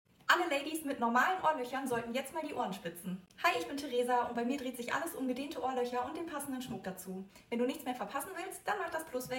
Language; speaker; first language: German; native; German